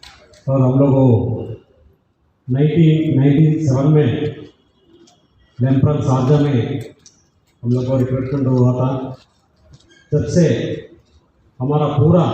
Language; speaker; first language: Hindi; non-native, local second language; Malayalam